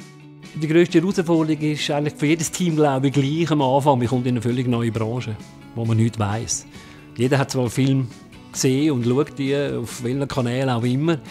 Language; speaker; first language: German; native; German